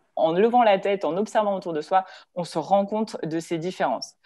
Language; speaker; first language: French; native; French